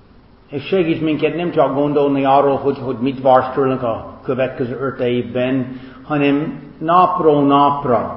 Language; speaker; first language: Hungarian; non-native, fluent; English